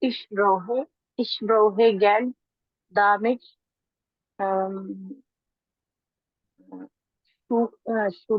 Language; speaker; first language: German; non-native, learner; Hindi